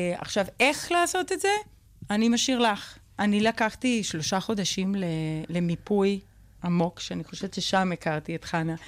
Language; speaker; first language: Hebrew; non-native, fluent; Spanish